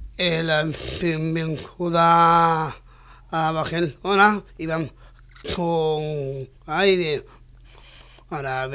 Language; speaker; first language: Catalan; non-native, local second language; Spanish